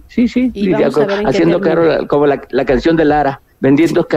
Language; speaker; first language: Spanish; native; Spanish